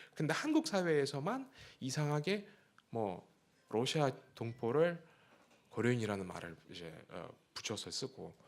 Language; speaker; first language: Korean; non-native, fluent; Russian